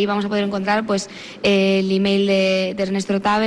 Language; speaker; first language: Spanish; native; Spanish